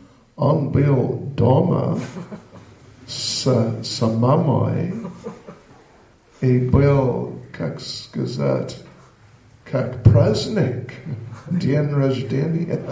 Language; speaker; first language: Russian; non-native, learner; English